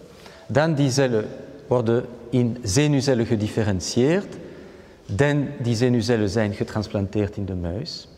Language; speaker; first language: Dutch; non-native, fluent; French